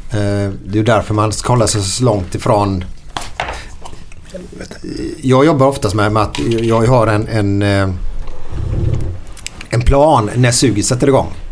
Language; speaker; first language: Swedish; native; Swedish